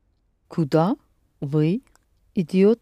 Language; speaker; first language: Russian; non-native, learner; English